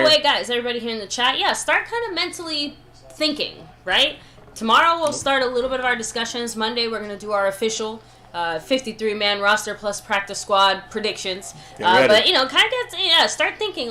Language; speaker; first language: English; native; English